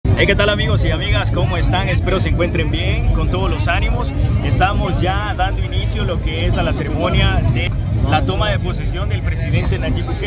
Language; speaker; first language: Spanish; native; Spanish